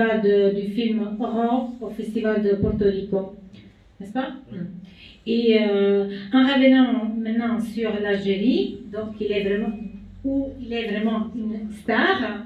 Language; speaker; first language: French; non-native, fluent; Italian